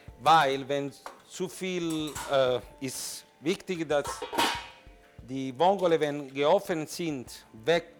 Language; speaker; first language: German; non-native, learner; Italian